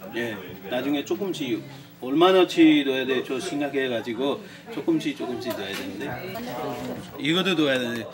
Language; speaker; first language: Korean; non-native, learner; Nepali